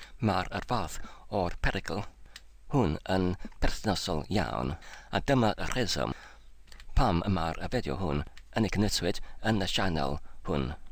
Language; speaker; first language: Welsh; non-native, fluent; English